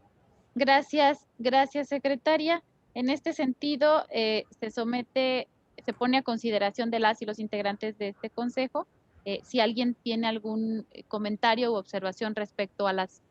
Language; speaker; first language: Spanish; native; Spanish